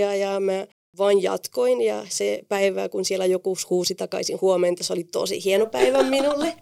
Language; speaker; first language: Finnish; non-native, fluent; Spanish